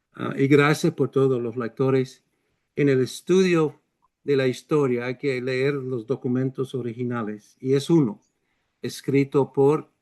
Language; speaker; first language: Spanish; non-native, fluent; English